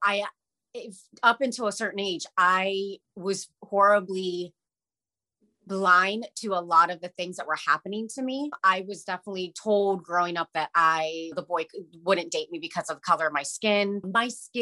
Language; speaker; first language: English; native; English